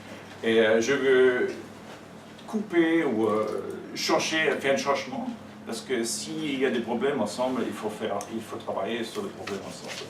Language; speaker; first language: French; non-native, learner; German